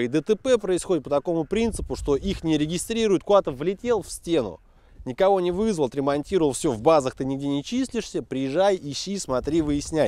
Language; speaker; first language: Russian; native; Russian